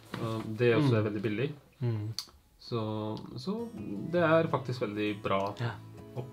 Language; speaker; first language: Norwegian; early bilingual, other home language; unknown